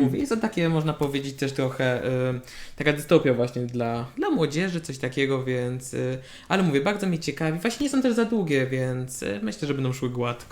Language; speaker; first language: Polish; native; Polish